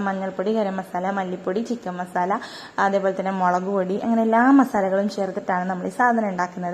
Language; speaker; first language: Malayalam; native; Malayalam